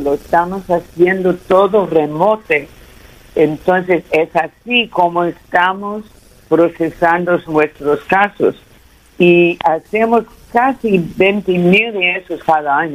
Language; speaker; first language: Spanish; early bilingual, heritage; Spanish